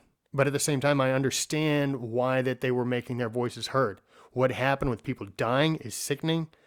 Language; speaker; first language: English; native; English